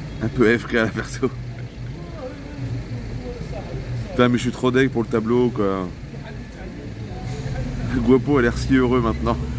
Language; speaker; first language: French; native; French